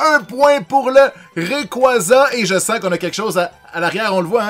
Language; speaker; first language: French; native; French